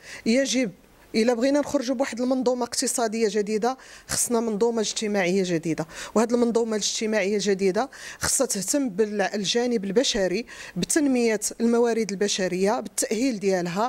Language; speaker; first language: Arabic; native; Arabic